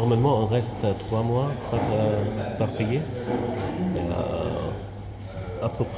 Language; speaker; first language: French; non-native, fluent; Arabic